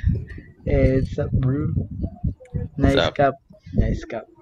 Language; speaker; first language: English; non-native, learner; Filipino